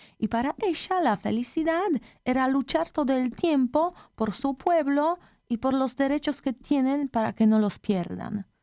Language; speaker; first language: Spanish; non-native, fluent; Polish